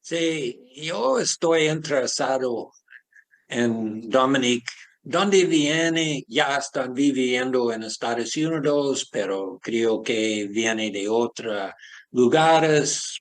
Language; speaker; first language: Spanish; non-native, learner; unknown